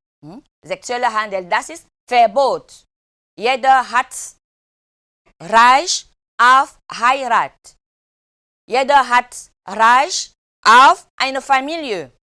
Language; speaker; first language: German; non-native, learner; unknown